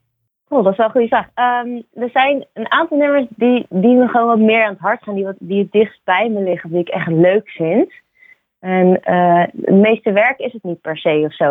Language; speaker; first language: Dutch; native; Dutch